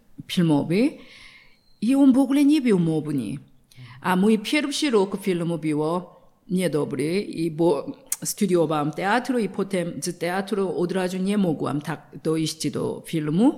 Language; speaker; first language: Polish; non-native, learner; Korean